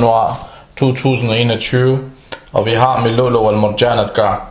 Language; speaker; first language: Danish; non-native, fluent; Arabic